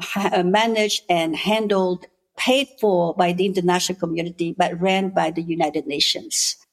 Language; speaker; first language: English; non-native, fluent; Khmer